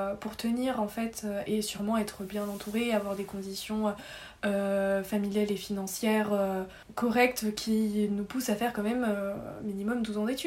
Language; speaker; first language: French; native; French